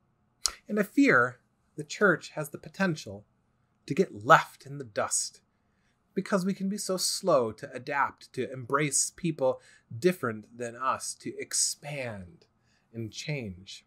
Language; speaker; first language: English; native; English